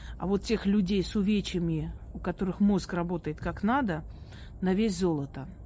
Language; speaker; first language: Russian; native; Russian